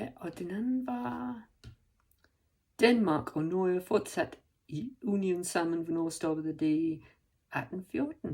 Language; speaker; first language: Danish; non-native, learner; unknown